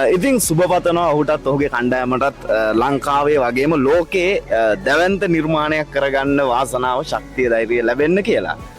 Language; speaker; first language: Sinhala; native; Sinhala